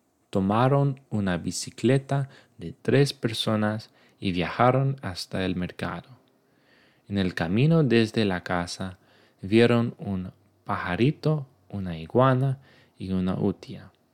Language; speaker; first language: Spanish; non-native, learner; English